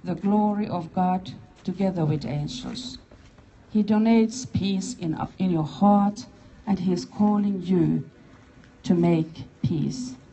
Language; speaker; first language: English; non-native, fluent; Finnish